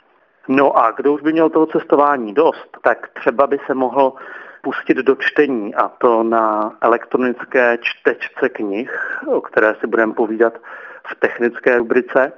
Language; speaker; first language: Czech; native; Czech